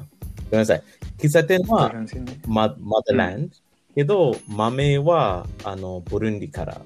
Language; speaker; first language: Japanese; non-native, learner; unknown